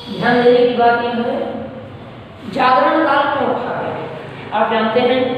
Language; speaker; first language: Hindi; native; Hindi